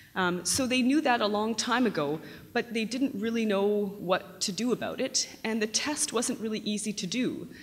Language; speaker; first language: English; native; English